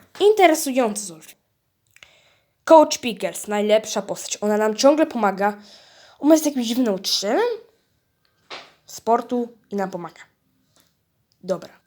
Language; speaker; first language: Polish; early bilingual, heritage; Polish